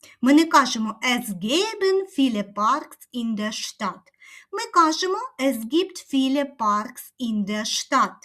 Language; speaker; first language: German; non-native, fluent; Ukrainian